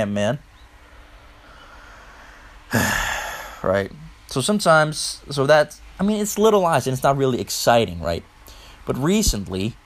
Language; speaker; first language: English; non-native, fluent; Danish